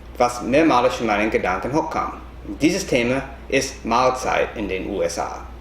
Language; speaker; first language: German; non-native, learner; English